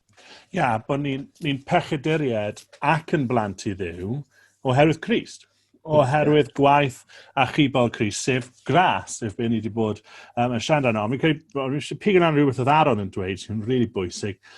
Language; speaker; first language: Welsh; native; Welsh